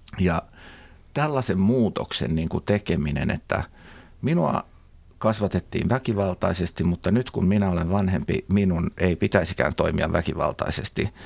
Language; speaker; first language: Finnish; native; Finnish